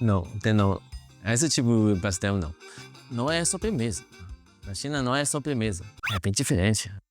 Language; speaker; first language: Portuguese; non-native, learner; Chinese